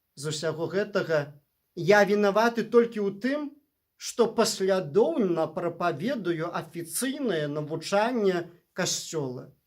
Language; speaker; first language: Belarusian; native; Belarusian